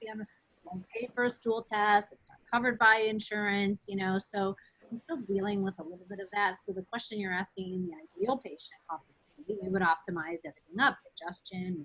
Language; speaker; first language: English; native; English